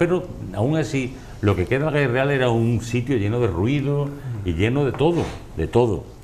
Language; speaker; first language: Spanish; native; Spanish